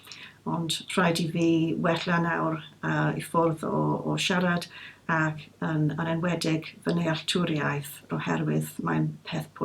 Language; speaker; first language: Welsh; non-native, fluent; English